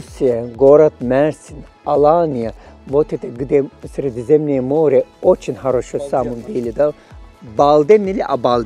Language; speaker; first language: Russian; non-native, fluent; Turkish